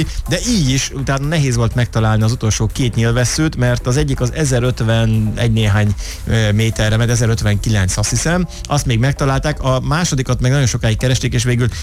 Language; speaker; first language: Hungarian; native; Hungarian